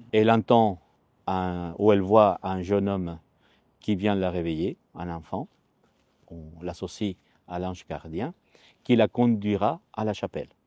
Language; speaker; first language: French; non-native, fluent; Spanish